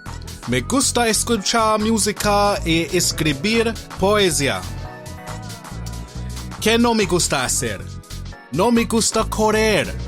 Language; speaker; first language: Spanish; non-native, learner; English